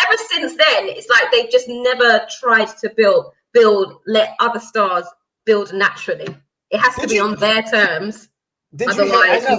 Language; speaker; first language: English; native; English